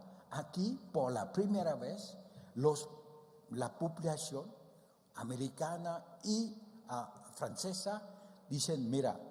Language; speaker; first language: Spanish; non-native, fluent; Vietnamese